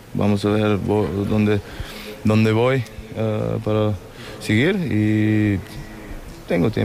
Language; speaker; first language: Spanish; non-native, fluent; German